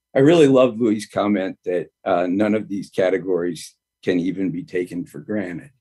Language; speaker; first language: English; native; English